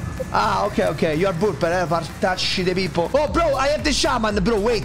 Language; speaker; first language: English; non-native, learner; Italian